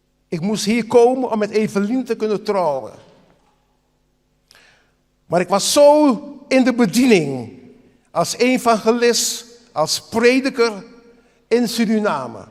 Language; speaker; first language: Dutch; non-native, local second language; Papiamento